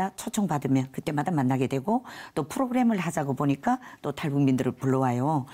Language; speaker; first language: Korean; native; Korean